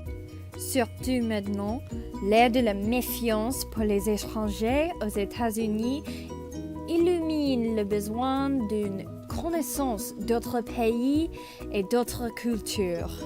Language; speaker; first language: French; non-native, fluent; English